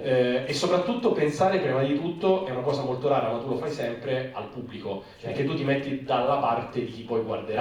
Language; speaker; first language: Italian; native; Italian